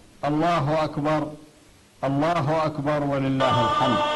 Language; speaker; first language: Arabic; native; Arabic